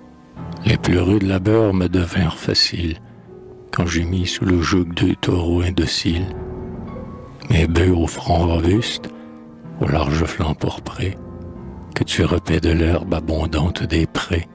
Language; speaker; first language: French; native; French